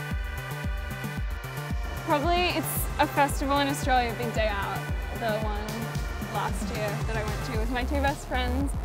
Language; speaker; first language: English; native; English